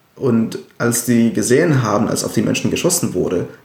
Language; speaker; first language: German; non-native, fluent; Arabic